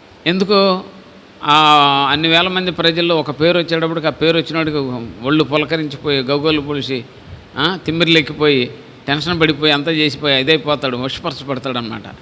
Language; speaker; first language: Telugu; native; Telugu